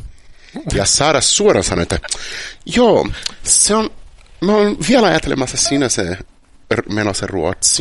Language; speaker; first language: Finnish; non-native, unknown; Portuguese